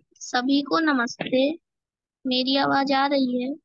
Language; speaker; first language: Hindi; native; Hindi